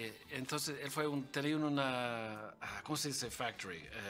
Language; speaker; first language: Spanish; early bilingual, other home language; English